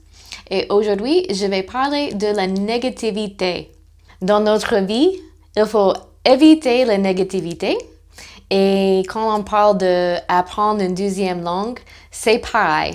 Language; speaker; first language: French; non-native, fluent; English